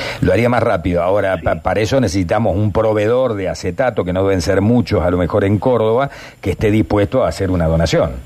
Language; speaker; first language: Spanish; native; Spanish